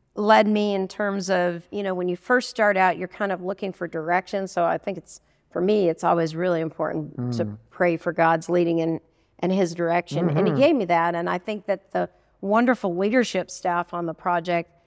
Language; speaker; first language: English; native; English